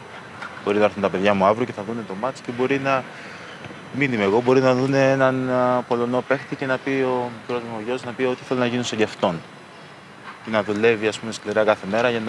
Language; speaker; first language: Greek; early bilingual, other home language; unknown